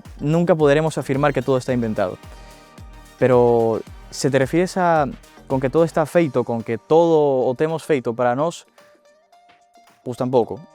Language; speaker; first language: Galician; early bilingual, other home language; Spanish